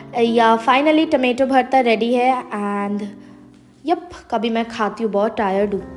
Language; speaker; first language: Hindi; non-native, local second language; Bangla